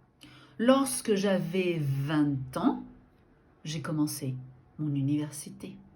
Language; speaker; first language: French; non-native, fluent; Portuguese